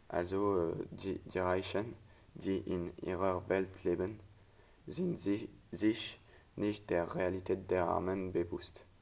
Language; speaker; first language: German; non-native, learner; French